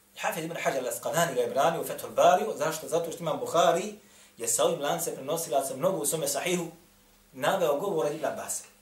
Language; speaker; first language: Bosnian; native; Bosnian